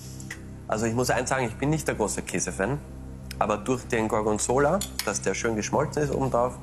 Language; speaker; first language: German; native; German